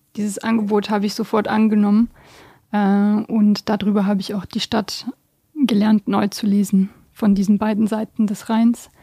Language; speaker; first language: German; early bilingual, other home language; Bosnian